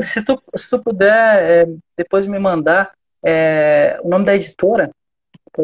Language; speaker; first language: Portuguese; native; Portuguese